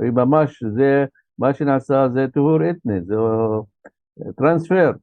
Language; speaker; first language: Hebrew; non-native, local second language; Arabic